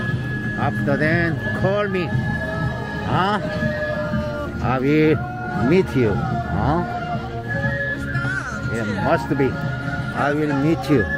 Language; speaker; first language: English; non-native, learner; Korean